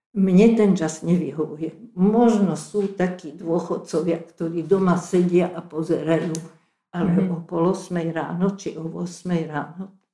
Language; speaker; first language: Slovak; non-native, local second language; Hungarian